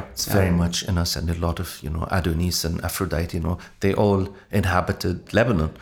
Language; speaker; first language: English; non-native, fluent; Arabic